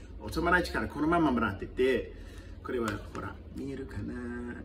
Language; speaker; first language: Japanese; non-native, fluent; English